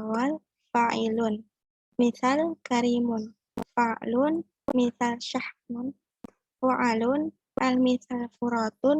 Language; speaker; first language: Arabic; non-native, learner; Indonesian